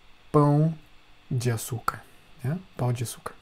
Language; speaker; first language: Portuguese; non-native, fluent; German